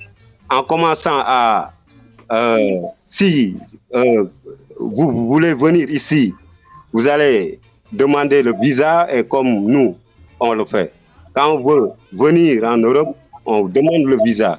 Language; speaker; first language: French; non-native, local second language; Wolof